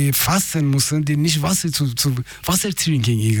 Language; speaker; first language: German; non-native, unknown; Persian